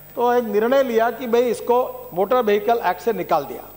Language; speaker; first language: Hindi; non-native, local second language; Marathi